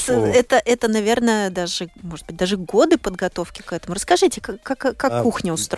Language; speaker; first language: Russian; native; Russian